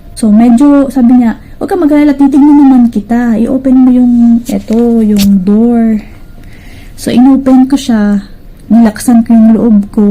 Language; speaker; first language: Filipino; native; Filipino